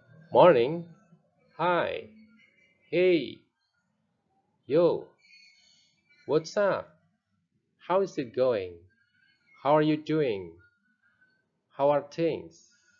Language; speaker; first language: English; non-native, fluent; Indonesian